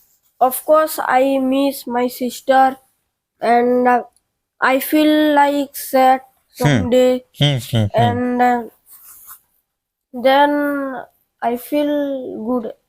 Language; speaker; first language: English; non-native, learner; Odia